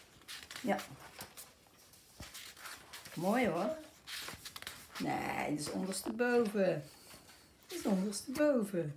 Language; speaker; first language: Dutch; native; Dutch